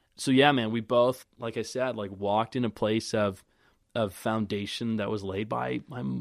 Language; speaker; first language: English; native; English